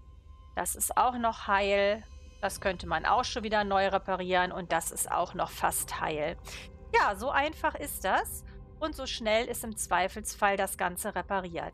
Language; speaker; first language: German; native; German